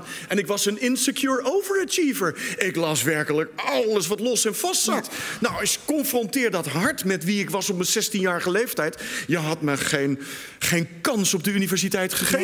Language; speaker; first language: Dutch; native; Dutch